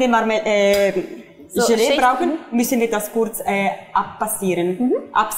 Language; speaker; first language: German; non-native, fluent; Italian